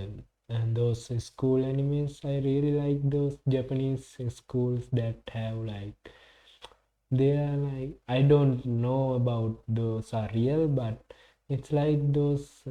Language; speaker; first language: English; non-native, learner; Sinhala